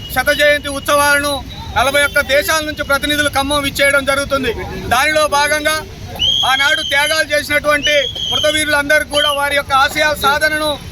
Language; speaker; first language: Telugu; native; Telugu